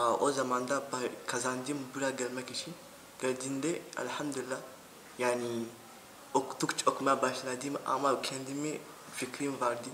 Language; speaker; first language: Turkish; non-native, learner; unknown